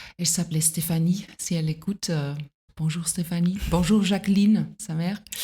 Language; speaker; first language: French; non-native, fluent; German